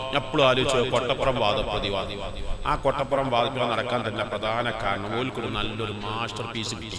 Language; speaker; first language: Malayalam; native; Malayalam